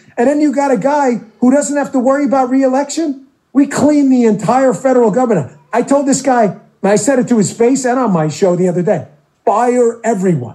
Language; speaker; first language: English; native; English